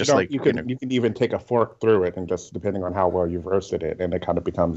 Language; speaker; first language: English; native; English